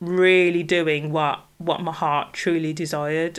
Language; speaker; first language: English; native; English